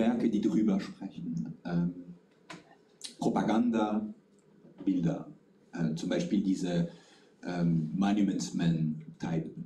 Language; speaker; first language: German; non-native, fluent; French